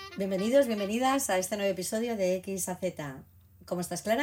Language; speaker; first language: Spanish; native; Spanish